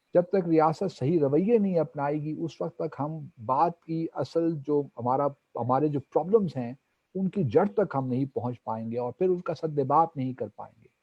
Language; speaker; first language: Urdu; non-native, local second language; Pashto